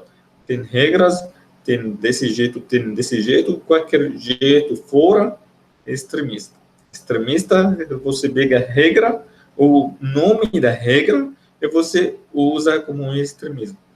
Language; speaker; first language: Portuguese; non-native, fluent; Arabic